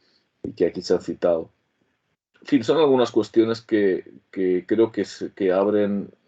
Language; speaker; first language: Spanish; native; Spanish